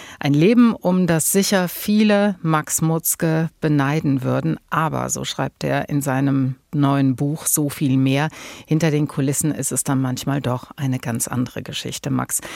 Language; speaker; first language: German; native; German